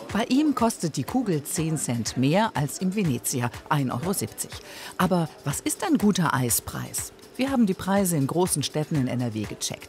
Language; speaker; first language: German; native; German